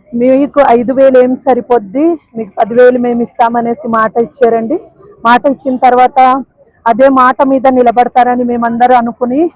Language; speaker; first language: Telugu; native; Telugu